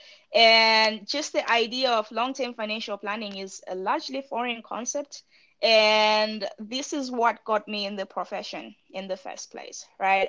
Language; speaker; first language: English; non-native, local second language; Shona